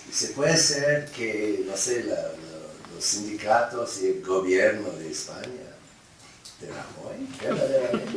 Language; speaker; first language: Spanish; non-native, fluent; English